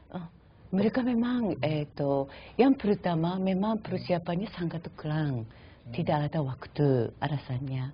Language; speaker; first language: Indonesian; non-native, fluent; Japanese